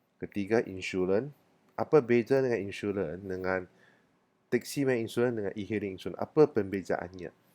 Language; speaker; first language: Malay; non-native, local second language; Min Nan Chinese